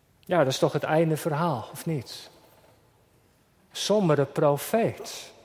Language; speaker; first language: Dutch; native; Dutch